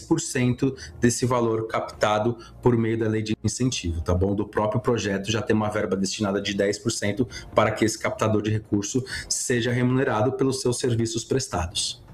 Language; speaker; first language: Portuguese; native; Portuguese